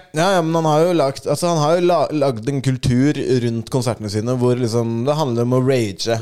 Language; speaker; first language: Norwegian; native; Norwegian